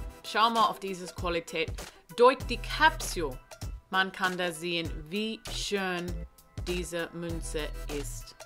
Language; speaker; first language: German; non-native, learner; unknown